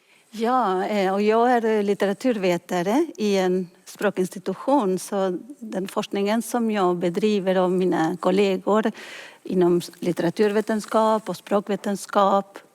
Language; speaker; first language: Swedish; non-native, fluent; Spanish